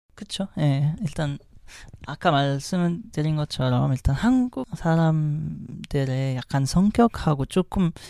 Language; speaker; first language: Korean; non-native, fluent; Arabic